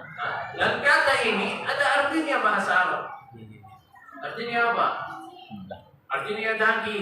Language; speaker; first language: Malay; non-native, fluent; Arabic